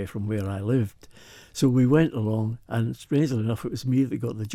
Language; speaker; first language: English; native; English